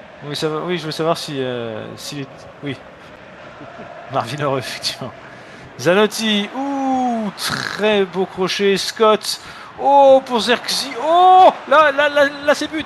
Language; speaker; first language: French; native; French